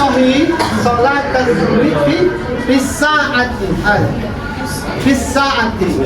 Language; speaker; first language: Arabic; non-native, fluent; Indonesian